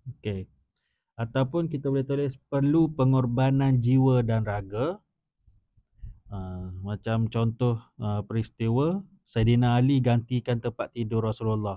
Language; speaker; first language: Malay; native; Malay